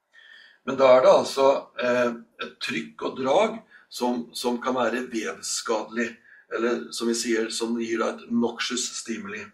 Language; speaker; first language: Norwegian; native; Norwegian